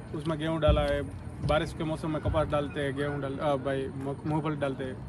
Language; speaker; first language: Hindi; non-native, local second language; Gujarati